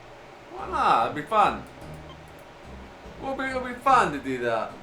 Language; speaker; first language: English; native; English